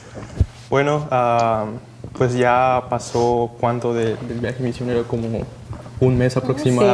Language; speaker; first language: Spanish; native; Spanish